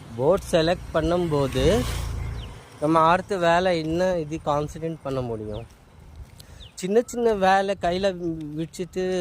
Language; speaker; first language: Tamil; native; Tamil